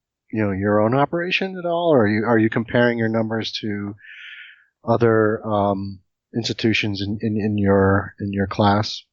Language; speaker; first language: English; native; English